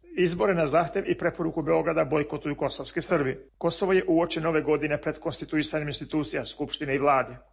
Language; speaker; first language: Serbian; non-native, local second language; Albanian